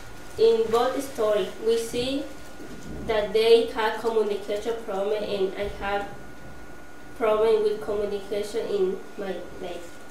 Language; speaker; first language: English; non-native, learner; Spanish